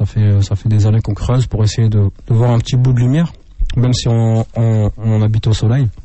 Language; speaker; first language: French; native; French